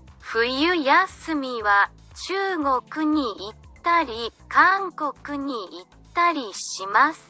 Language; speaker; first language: Japanese; non-native, learner; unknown